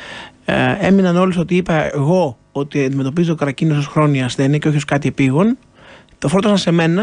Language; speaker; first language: Greek; native; Greek